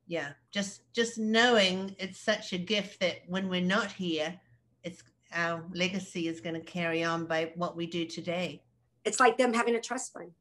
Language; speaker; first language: English; native; English